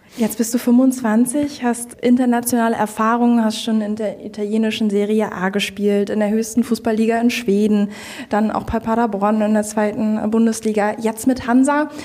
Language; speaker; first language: German; native; German